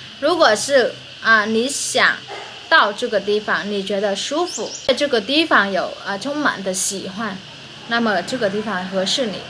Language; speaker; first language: Chinese; non-native, fluent; Vietnamese